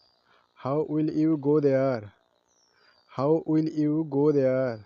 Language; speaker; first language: English; non-native, learner; Odia